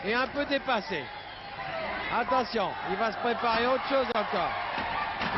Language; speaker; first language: French; native; French